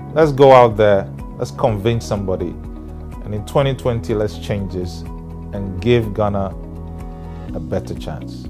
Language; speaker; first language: English; non-native, local second language; Ewe